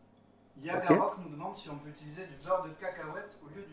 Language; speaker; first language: French; native; French